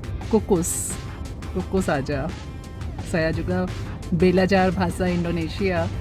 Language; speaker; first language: Indonesian; non-native, learner; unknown